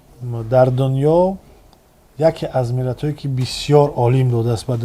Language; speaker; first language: Persian; native; Persian